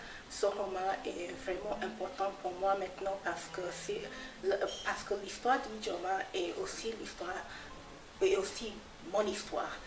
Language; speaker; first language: French; non-native, fluent; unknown